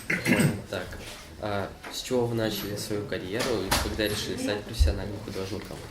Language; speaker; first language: Russian; native; Russian